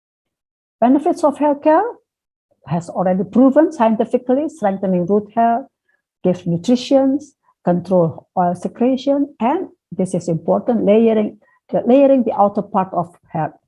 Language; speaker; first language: English; non-native, fluent; Indonesian